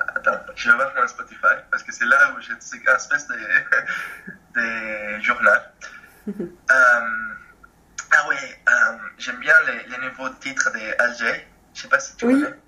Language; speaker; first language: French; non-native, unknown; Spanish